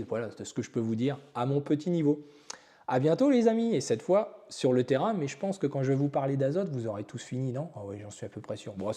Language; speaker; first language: French; native; French